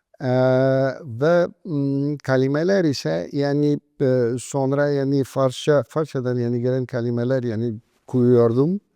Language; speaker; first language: Turkish; non-native, fluent; Polish